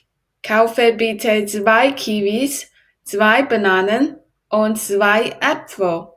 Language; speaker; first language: German; non-native, learner; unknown